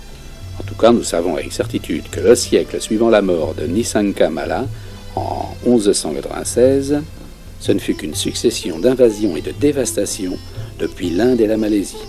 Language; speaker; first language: French; native; French